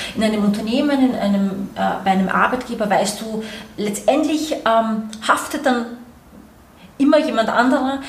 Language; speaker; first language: German; native; German